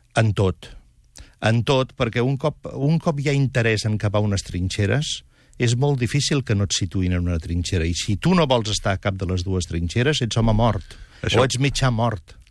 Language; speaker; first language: Catalan; native; Catalan